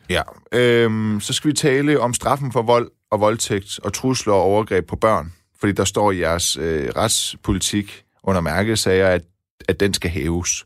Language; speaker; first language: Danish; early bilingual, other home language; Persian